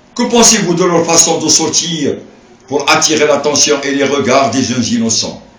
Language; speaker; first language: French; non-native, local second language; Arabic